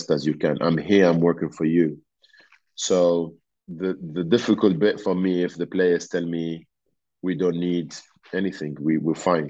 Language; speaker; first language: English; non-native, fluent; Arabic